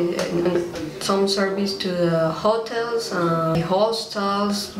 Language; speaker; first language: English; non-native, learner; Spanish